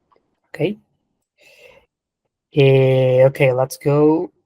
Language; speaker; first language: English; non-native, fluent; Spanish